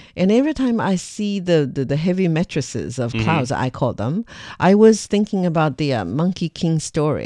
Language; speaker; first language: English; non-native, fluent; Chinese